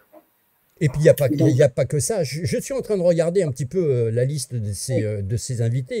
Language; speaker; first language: French; native; French